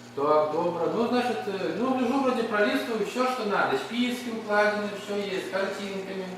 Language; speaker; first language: Russian; non-native, local second language; Ukrainian